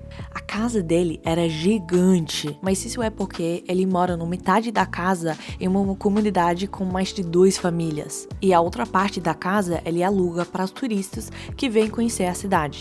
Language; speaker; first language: Portuguese; non-native, fluent; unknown